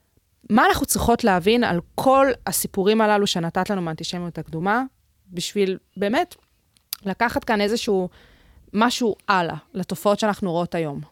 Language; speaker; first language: Hebrew; native; Hebrew